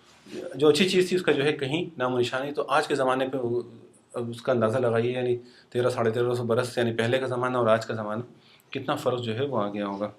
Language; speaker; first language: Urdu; non-native, fluent; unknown